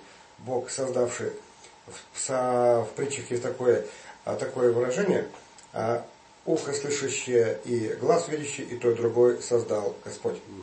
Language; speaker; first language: Russian; native; Russian